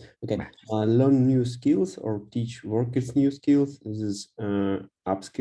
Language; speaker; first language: English; non-native, learner; Russian